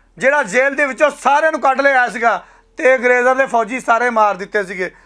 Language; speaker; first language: Punjabi; native; Punjabi